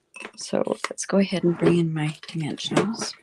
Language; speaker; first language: English; native; English